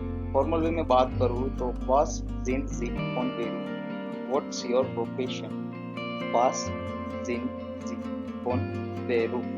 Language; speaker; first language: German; non-native, learner; Hindi